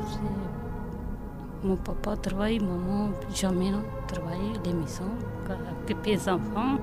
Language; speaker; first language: French; non-native, learner; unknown